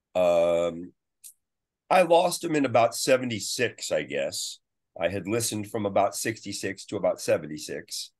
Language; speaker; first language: English; native; English